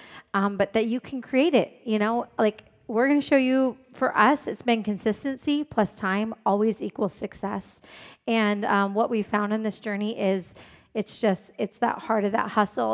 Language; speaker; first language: English; native; English